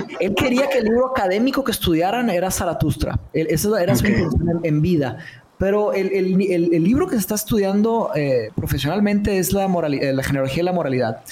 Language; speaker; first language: Spanish; early bilingual, other home language; Portuguese